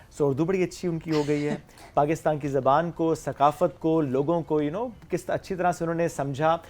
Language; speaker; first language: Urdu; native; Urdu